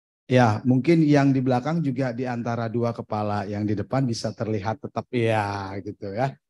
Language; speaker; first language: Indonesian; native; Indonesian